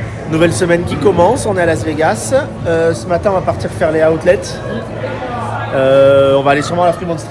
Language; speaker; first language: French; native; French